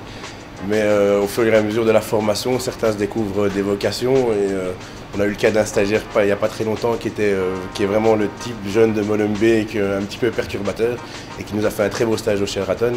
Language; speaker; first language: French; native; French